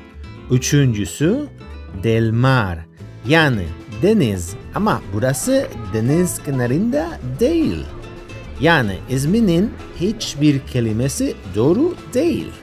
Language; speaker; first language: Turkish; non-native, fluent; Spanish